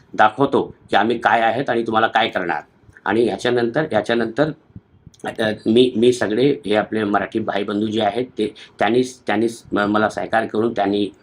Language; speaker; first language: Marathi; non-native, local second language; Hindi